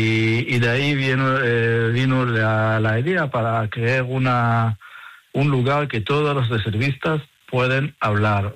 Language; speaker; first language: Spanish; non-native, fluent; Hebrew